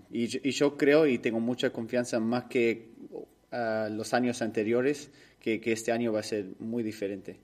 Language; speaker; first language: Spanish; early bilingual, heritage; Spanish